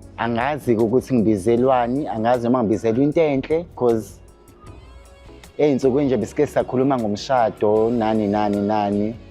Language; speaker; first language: Zulu; native; Zulu